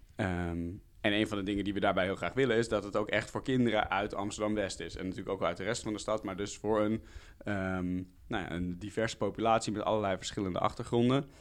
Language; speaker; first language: Dutch; native; Dutch